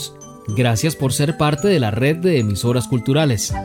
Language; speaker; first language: Spanish; native; Spanish